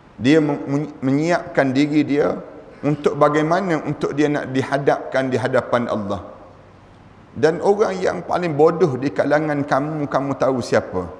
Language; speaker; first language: Malay; native; Malay